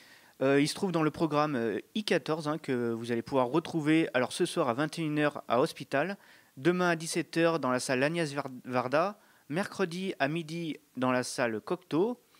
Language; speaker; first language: French; native; French